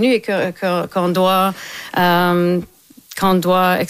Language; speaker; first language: French; non-native, local second language; English